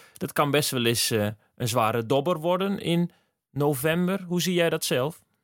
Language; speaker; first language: Dutch; native; Dutch